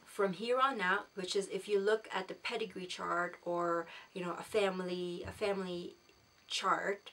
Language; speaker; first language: English; non-native, local second language; Filipino